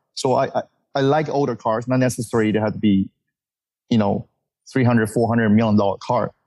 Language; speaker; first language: English; early bilingual, other home language; Chinese